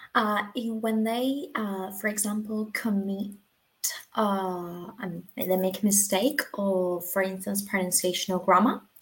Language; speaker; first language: English; non-native, fluent; Spanish